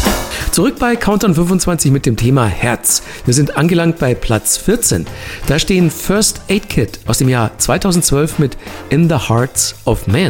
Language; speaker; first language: German; native; German